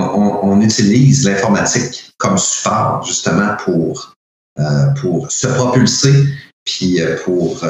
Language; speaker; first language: French; native; French